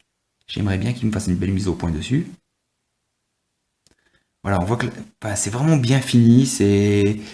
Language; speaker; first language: French; native; French